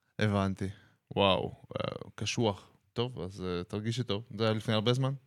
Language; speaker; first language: Hebrew; native; Hebrew